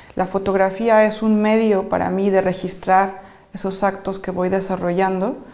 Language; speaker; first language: Spanish; native; Spanish